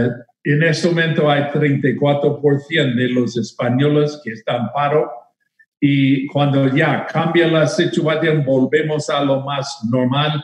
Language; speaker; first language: Spanish; non-native, fluent; English